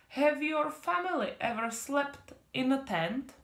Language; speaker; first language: English; non-native, fluent; Czech